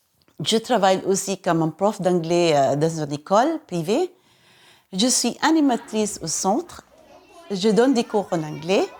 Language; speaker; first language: French; non-native, fluent; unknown